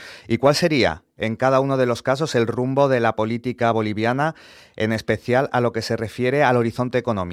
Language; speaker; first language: Spanish; native; Spanish